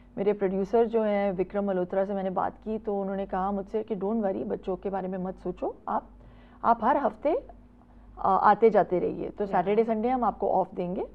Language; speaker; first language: Hindi; non-native, local second language; Tulu